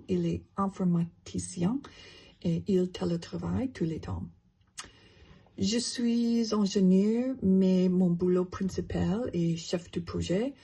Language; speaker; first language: French; non-native, learner; English